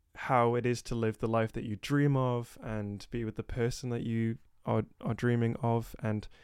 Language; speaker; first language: English; native; English